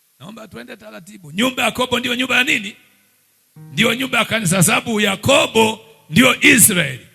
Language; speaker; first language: Swahili; native; Swahili